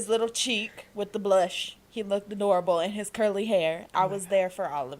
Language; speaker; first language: English; native; English